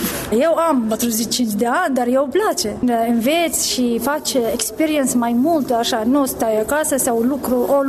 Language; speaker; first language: Romanian; non-native, learner; Arabic